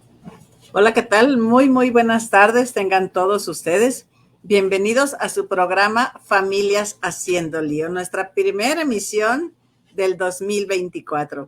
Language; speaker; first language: Spanish; native; Spanish